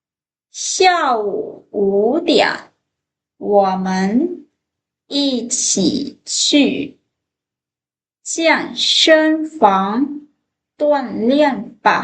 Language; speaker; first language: Chinese; non-native, fluent; Lao